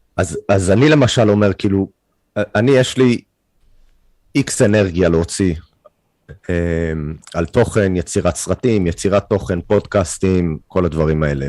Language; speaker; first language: Hebrew; non-native, fluent; English